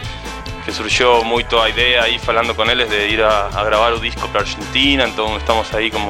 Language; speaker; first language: Portuguese; non-native, fluent; Spanish